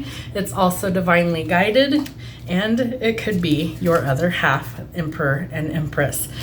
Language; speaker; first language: English; native; English